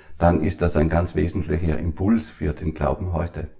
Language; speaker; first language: German; native; German